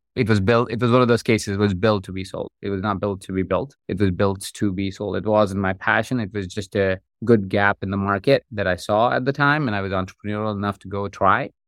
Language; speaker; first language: English; non-native, local second language; Hindi